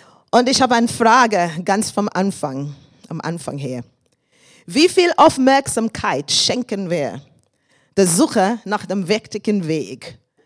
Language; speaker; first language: German; non-native, fluent; English